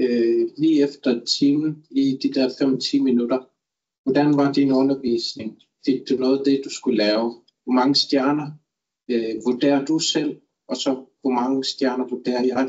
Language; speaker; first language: Danish; non-native, local second language; Kalaallisut